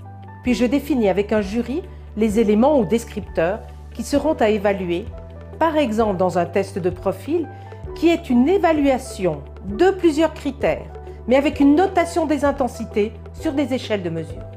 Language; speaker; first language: French; native; French